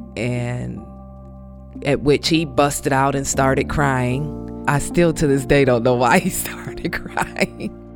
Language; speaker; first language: English; native; English